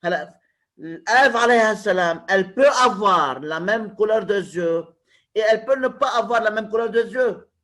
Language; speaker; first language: French; non-native, local second language; Arabic